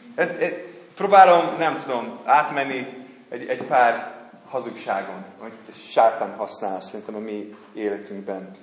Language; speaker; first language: Hungarian; non-native, fluent; English